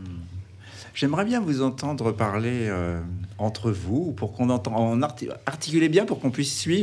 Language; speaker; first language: French; native; French